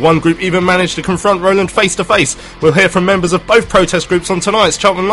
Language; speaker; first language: English; native; English